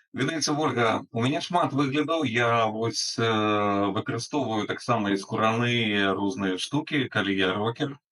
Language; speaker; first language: Belarusian; non-native, local second language; Russian